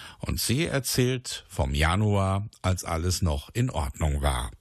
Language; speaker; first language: German; native; German